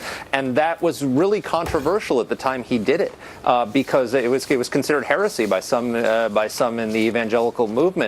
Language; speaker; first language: English; native; English